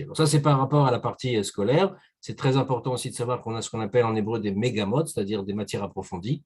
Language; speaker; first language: French; native; French